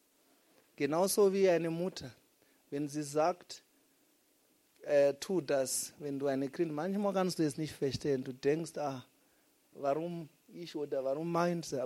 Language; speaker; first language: German; non-native, fluent; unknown